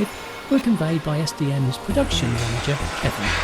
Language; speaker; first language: English; native; English